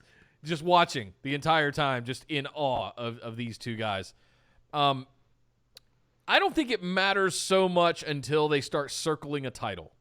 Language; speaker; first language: English; native; English